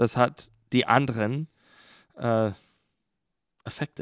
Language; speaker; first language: German; non-native, learner; English